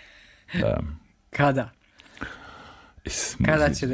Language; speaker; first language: Croatian; native; Croatian